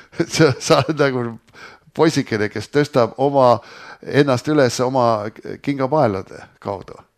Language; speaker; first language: Estonian; early bilingual, heritage; Estonian